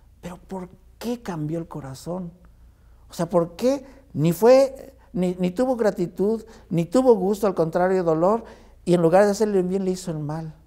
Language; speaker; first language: Spanish; native; Spanish